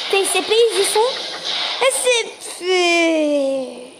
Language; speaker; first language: French; native; French